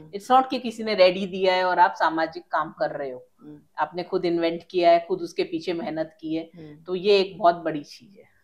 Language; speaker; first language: Hindi; native; Hindi